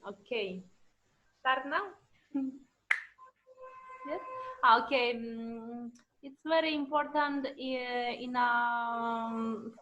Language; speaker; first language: English; non-native, learner; Russian